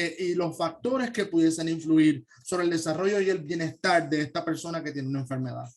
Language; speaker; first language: Spanish; native; Spanish